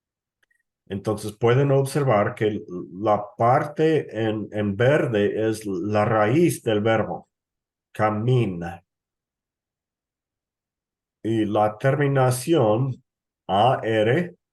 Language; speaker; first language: Spanish; non-native, fluent; English